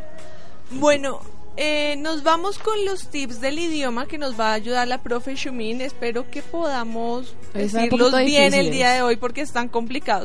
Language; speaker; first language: Spanish; native; Spanish